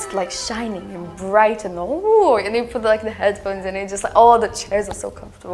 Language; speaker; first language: English; native; English